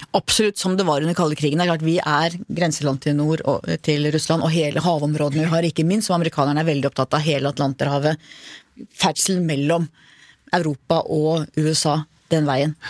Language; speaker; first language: Norwegian; native; Norwegian